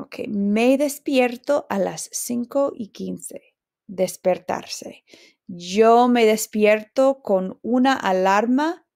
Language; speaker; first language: Spanish; non-native, fluent; English